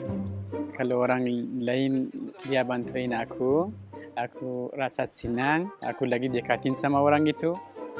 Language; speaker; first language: Indonesian; non-native, learner; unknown